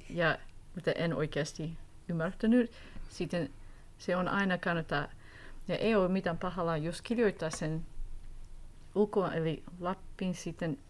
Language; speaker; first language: Finnish; non-native, learner; English